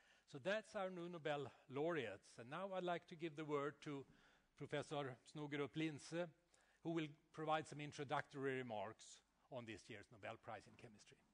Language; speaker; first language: English; non-native, fluent; Swedish